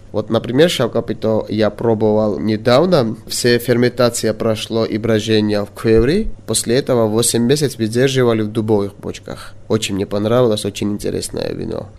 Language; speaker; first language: Russian; non-native, local second language; Georgian